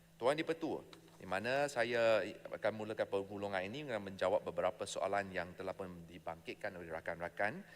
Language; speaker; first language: Malay; non-native, local second language; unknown